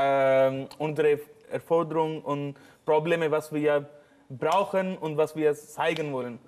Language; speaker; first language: German; non-native, learner; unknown